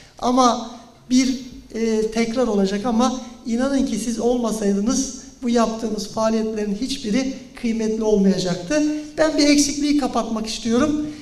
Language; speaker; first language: Turkish; native; Turkish